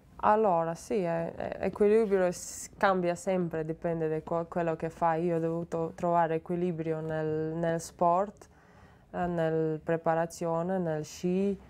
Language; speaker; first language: Italian; non-native, learner; Slovenian